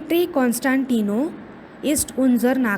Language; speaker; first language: German; non-native, fluent; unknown